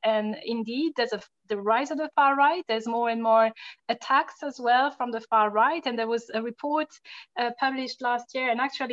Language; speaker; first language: English; non-native, fluent; French